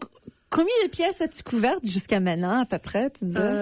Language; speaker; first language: French; native; French